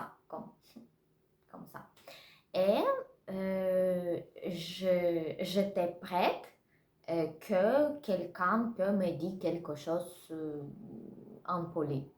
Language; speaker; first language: French; non-native, learner; Russian